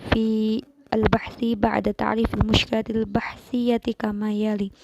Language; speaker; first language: Arabic; non-native, learner; Indonesian